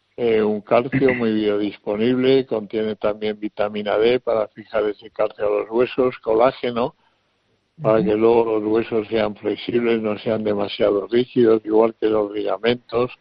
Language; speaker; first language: Spanish; native; Spanish